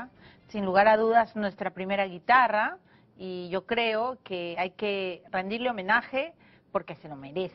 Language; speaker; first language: Spanish; native; Spanish